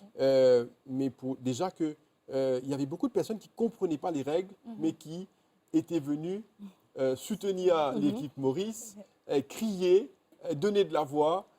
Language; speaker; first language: French; non-native, local second language; Morisyen